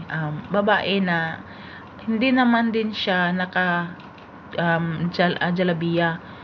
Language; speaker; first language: Filipino; native; Filipino